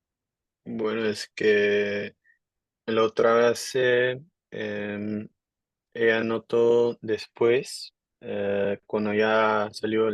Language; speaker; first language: Spanish; non-native, learner; Dutch